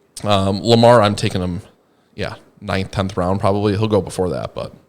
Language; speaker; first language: English; native; English